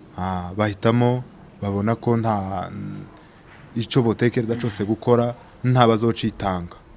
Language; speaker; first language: Kinyarwanda; native; Kinyarwanda